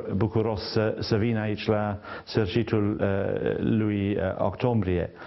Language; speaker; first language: Romanian; non-native, fluent; English